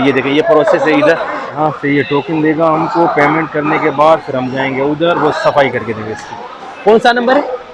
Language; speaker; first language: Hindi; native; Hindi